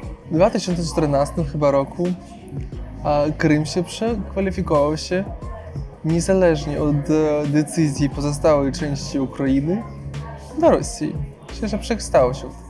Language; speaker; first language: Polish; non-native, fluent; Russian